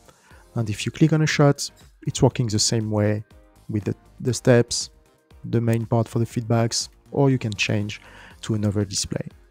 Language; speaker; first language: English; non-native, fluent; French